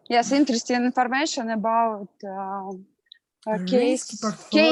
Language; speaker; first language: English; non-native, learner; Russian